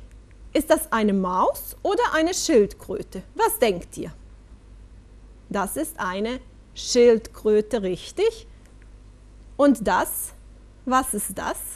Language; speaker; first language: German; non-native, fluent; Bosnian